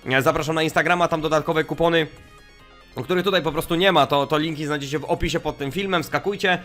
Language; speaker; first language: Polish; native; Polish